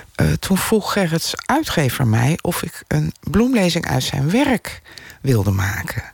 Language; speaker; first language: Dutch; native; Dutch